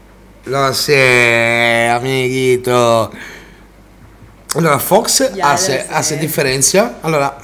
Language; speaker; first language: Spanish; non-native, fluent; Italian